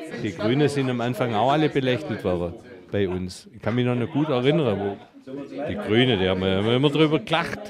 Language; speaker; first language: German; native; German